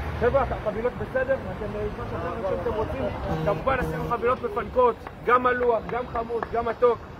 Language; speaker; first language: Hebrew; native; Hebrew